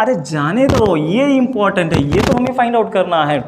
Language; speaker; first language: Hindi; non-native, local second language; Marathi